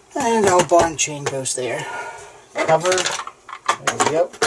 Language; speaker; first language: English; non-native, fluent; Danish